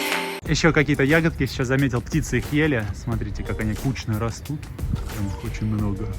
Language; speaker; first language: Russian; native; Russian